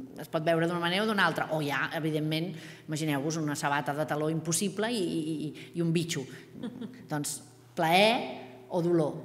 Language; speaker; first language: Catalan; native; Catalan